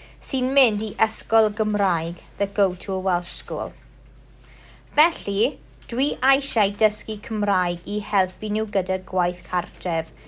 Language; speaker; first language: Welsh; non-native, local second language; English